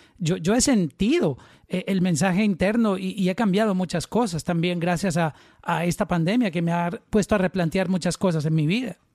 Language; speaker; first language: Spanish; native; Spanish